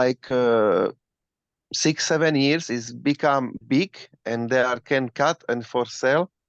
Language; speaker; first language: English; non-native, learner; Slovak